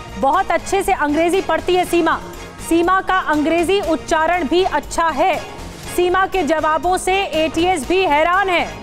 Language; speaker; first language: Hindi; native; Hindi